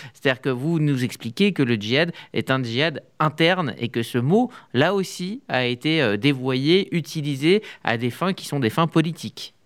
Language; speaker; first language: French; native; French